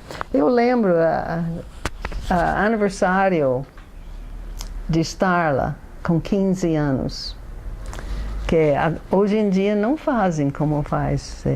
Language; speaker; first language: Portuguese; non-native, fluent; English